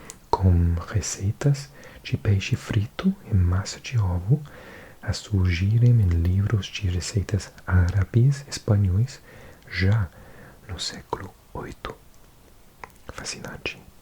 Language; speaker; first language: Portuguese; non-native, learner; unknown